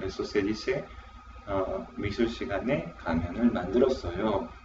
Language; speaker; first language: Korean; non-native, fluent; Spanish